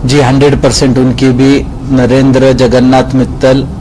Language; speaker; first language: Hindi; non-native, local second language; Marathi